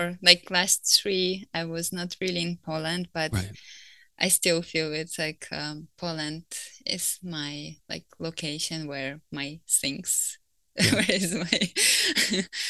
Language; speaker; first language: English; non-native, fluent; Ukrainian